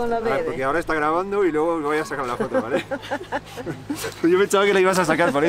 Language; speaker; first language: Spanish; non-native, fluent; French